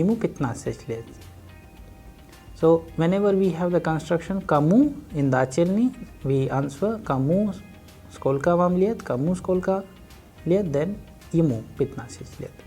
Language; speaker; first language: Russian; non-native, fluent; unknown